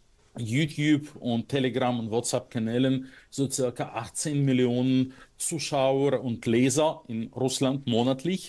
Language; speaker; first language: German; non-native, fluent; Russian